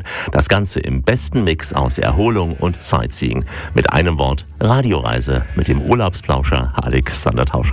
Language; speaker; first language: German; native; German